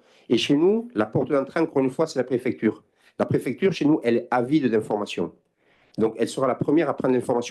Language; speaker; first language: French; native; French